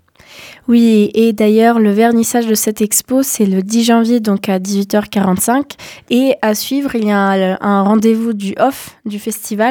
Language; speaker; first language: French; native; French